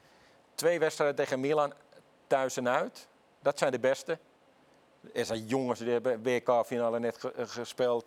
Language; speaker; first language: Dutch; non-native, fluent; Finnish